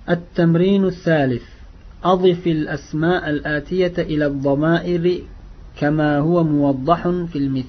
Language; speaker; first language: Arabic; non-native, fluent; Uzbek